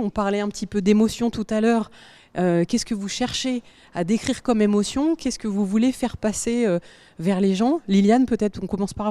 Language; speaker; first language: French; native; French